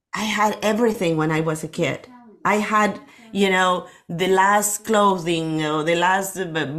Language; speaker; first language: English; non-native, fluent; Spanish